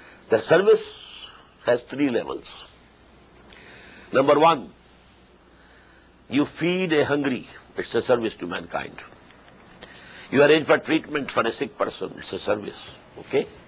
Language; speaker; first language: English; non-native, local second language; Urdu